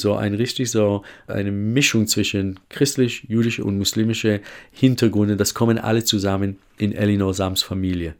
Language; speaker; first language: German; non-native, fluent; Hebrew